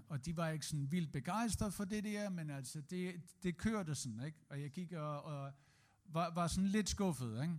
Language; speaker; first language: Danish; native; Danish